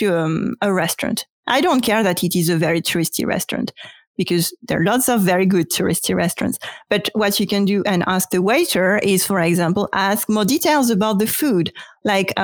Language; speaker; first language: English; non-native, fluent; French